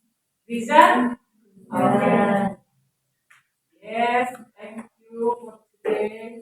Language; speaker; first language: English; non-native, learner; Indonesian